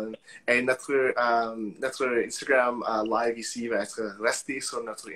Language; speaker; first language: French; non-native, local second language; English